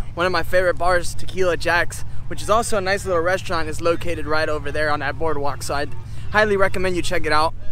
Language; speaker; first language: English; native; English